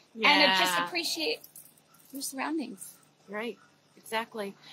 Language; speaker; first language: English; native; English